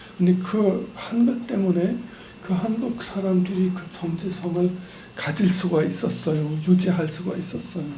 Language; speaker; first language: Korean; non-native, fluent; German